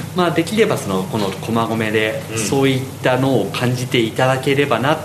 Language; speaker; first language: Japanese; native; Japanese